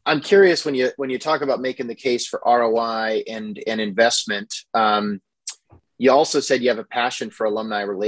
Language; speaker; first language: English; native; English